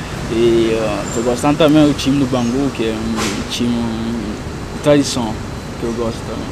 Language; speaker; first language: Portuguese; non-native, fluent; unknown